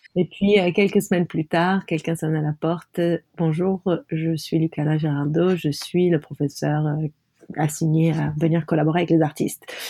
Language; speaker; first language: French; non-native, local second language; Arabic